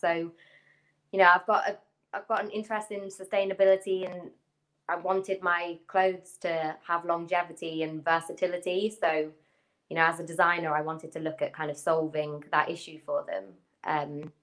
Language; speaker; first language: English; native; English